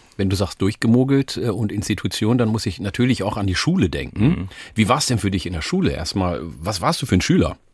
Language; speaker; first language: German; early bilingual, other home language; Oromo